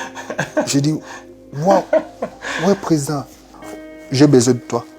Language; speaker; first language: French; non-native, local second language; Lingala